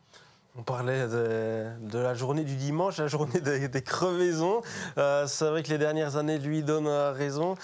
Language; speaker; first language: French; native; French